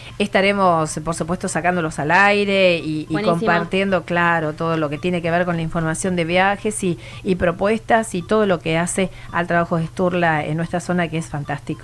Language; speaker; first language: Spanish; native; Spanish